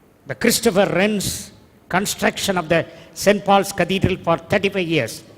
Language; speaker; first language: English; non-native, local second language; Tamil